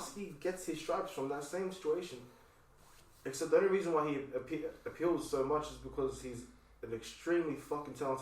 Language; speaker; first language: English; native; English